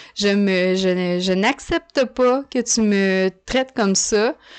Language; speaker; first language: French; native; French